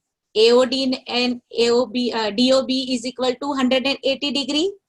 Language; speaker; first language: English; non-native, local second language; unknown